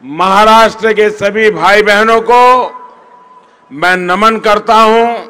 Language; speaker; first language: Hindi; non-native, local second language; Gujarati